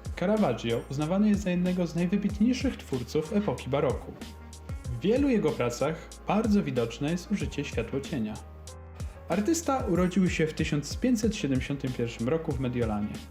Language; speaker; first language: Polish; native; Polish